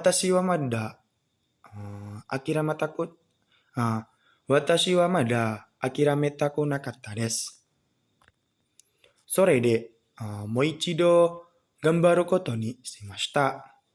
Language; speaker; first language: Japanese; non-native, learner; Indonesian